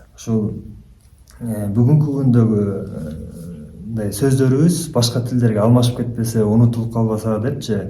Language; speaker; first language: Kyrgyz; native; Kyrgyz